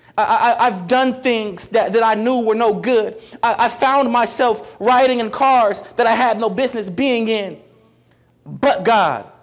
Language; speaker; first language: English; native; English